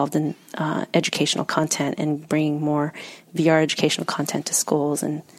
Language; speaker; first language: English; native; English